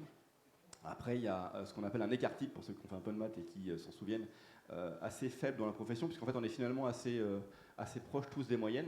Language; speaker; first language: French; native; French